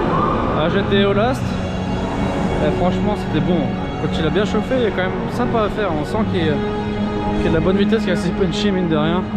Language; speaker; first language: French; native; French